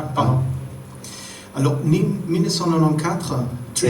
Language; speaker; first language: French; non-native, fluent; Spanish